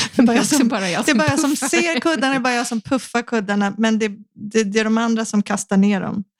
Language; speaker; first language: Swedish; native; Swedish